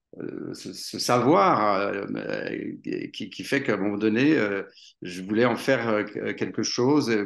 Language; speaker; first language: French; native; French